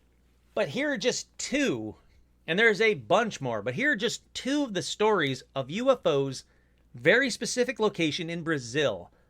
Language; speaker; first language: English; native; English